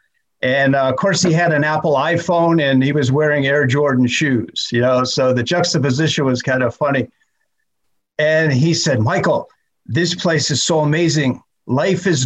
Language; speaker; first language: English; native; English